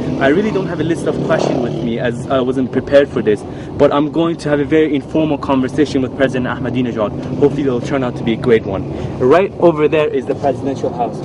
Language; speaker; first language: English; early bilingual, other home language; Persian